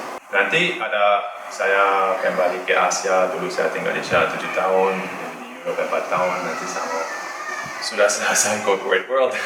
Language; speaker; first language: Indonesian; non-native, learner; Dutch